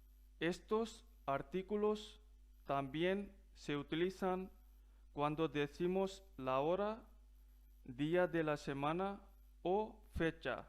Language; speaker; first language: Spanish; non-native, fluent; Punjabi